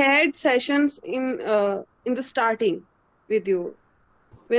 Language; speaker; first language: English; non-native, learner; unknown